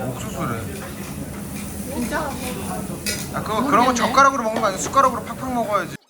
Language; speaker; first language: Korean; native; Korean